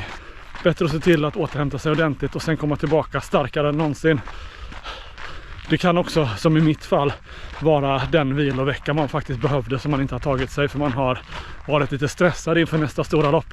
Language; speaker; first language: Swedish; native; Swedish